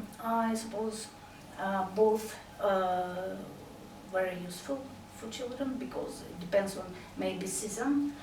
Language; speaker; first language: English; non-native, learner; Russian